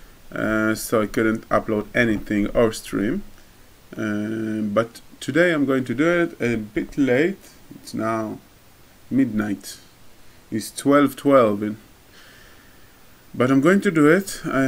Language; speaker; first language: English; non-native, fluent; Hebrew